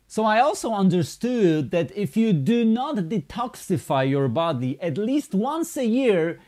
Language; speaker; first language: English; non-native, fluent; Polish